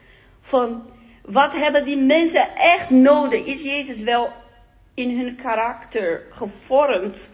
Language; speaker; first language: Dutch; non-native, fluent; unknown